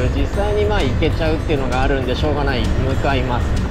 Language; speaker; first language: Japanese; native; Japanese